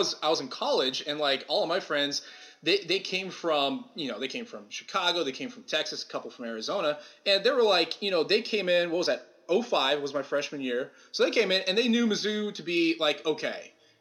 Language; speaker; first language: English; native; English